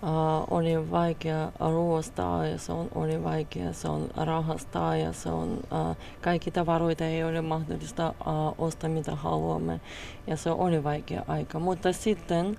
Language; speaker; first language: Finnish; non-native, learner; Russian